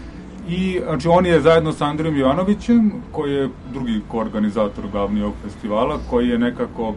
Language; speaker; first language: Serbian; native; Serbian